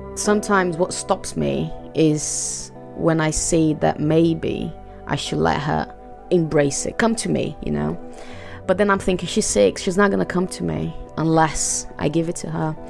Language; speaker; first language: English; non-native, fluent; Portuguese